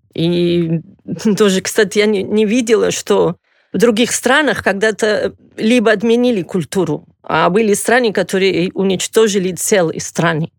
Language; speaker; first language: Russian; non-native, fluent; Catalan